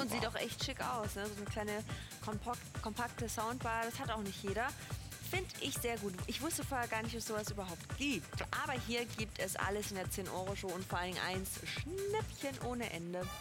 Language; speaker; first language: German; native; German